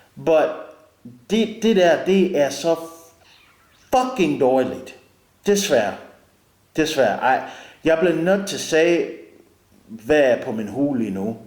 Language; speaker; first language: Danish; non-native, learner; English